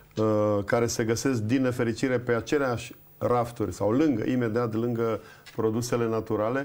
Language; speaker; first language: Romanian; native; Romanian